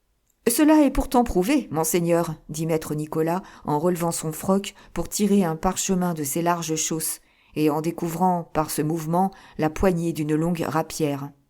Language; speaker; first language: French; native; French